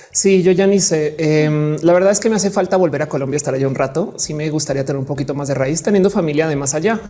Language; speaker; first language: Spanish; native; Spanish